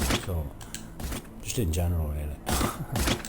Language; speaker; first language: English; native; English